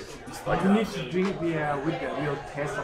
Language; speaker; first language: English; non-native, learner; Thai